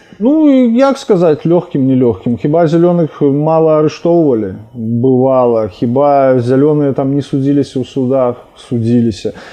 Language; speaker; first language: Belarusian; non-native, local second language; Russian